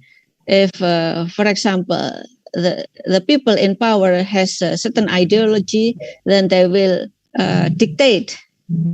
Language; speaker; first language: English; non-native, fluent; Indonesian